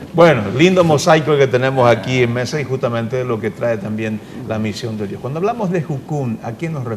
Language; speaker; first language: Spanish; native; Spanish